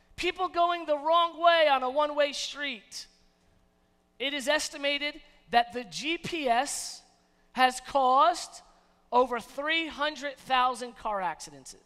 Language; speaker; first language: English; native; English